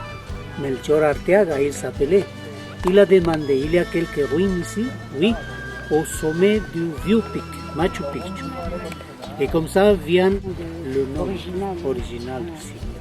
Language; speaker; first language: French; non-native, fluent; Spanish